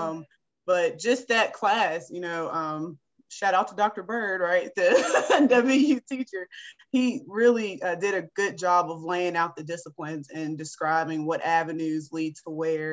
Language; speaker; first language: English; native; English